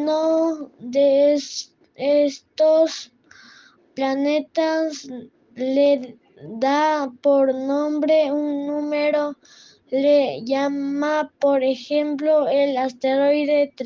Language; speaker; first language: Spanish; non-native, learner; French